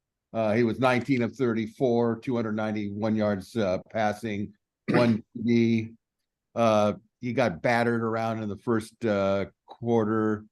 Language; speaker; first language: English; native; English